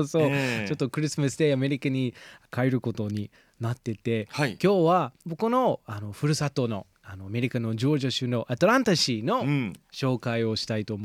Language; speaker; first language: Japanese; non-native, fluent; English